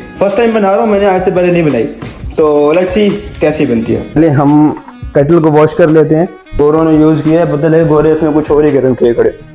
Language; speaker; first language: Urdu; native; Urdu